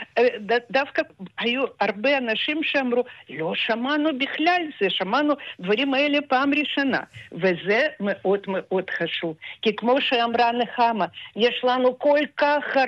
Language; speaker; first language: Hebrew; non-native, fluent; Russian